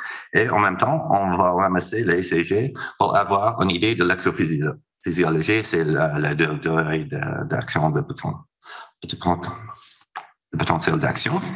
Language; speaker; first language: French; non-native, fluent; English